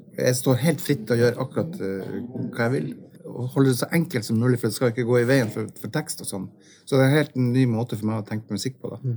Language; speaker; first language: Norwegian; native; Norwegian